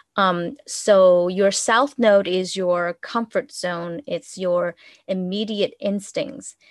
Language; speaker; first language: English; non-native, fluent; Vietnamese